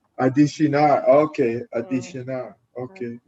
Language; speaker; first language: Spanish; non-native, learner; English